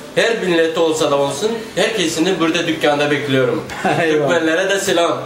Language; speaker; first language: Turkish; non-native, fluent; Turkmen